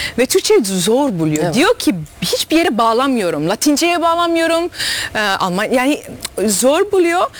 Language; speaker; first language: Turkish; early bilingual, heritage; Dutch